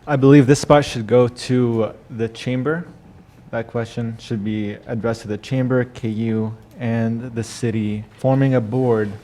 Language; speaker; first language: English; non-native, fluent; Arabic